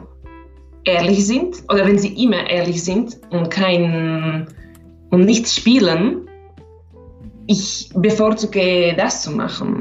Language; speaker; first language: German; non-native, learner; Slovak